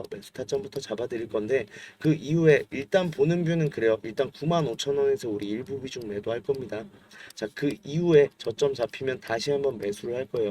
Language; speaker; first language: Korean; native; Korean